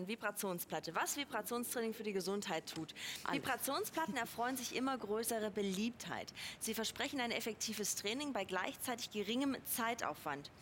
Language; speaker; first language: German; native; German